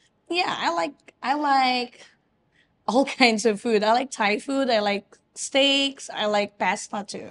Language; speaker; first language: English; non-native, fluent; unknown